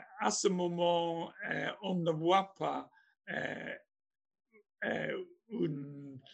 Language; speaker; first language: French; non-native, fluent; English